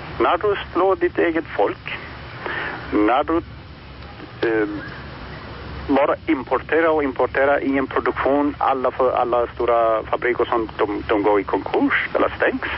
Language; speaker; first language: Swedish; non-native, fluent; Persian